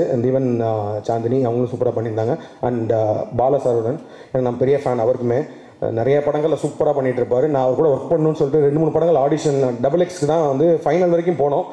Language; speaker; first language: Tamil; native; Tamil